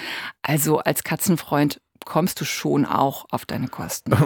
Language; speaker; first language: German; native; German